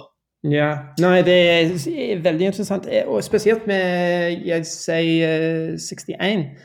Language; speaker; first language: Norwegian; non-native, learner; English